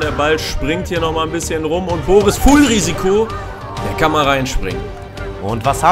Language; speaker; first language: German; native; German